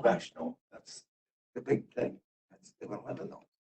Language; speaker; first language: English; native; English